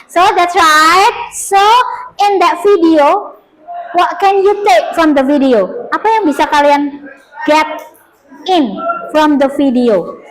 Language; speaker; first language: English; non-native, fluent; Indonesian